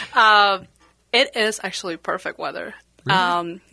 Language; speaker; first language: English; non-native, fluent; Spanish